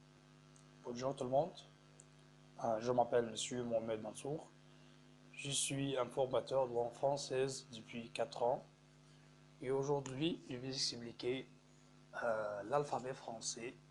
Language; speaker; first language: French; non-native, fluent; Arabic